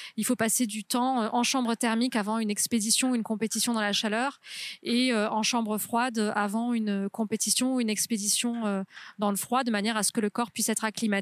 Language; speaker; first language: French; native; French